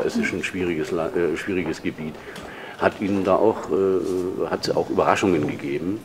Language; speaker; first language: German; native; German